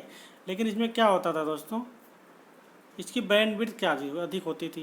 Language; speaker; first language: Hindi; native; Hindi